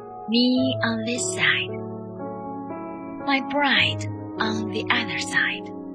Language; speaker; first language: English; non-native, fluent; Chinese